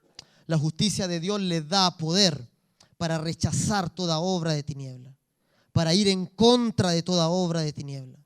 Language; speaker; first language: Spanish; native; Spanish